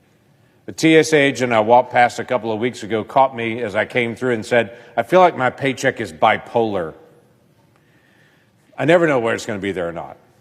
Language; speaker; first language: English; native; English